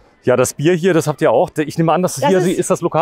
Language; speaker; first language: German; native; German